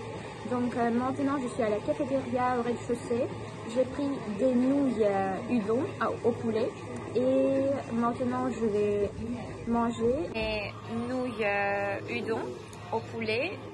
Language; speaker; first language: French; non-native, fluent; Russian